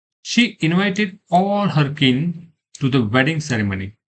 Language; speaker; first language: English; non-native, local second language; Gujarati